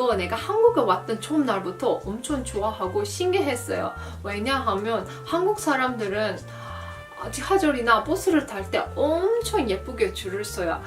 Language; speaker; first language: Korean; non-native, fluent; Azerbaijani